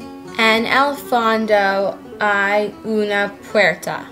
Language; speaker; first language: Spanish; non-native, learner; English